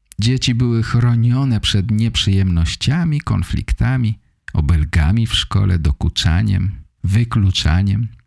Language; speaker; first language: Polish; native; Polish